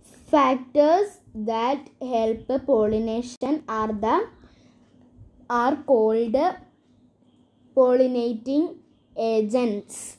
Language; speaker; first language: English; non-native, local second language; Malayalam